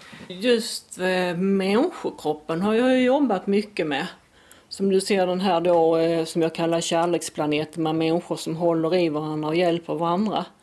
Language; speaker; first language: Swedish; non-native, fluent; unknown